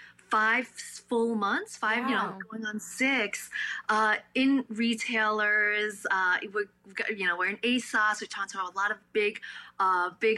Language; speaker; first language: English; early bilingual, other home language; Cantonese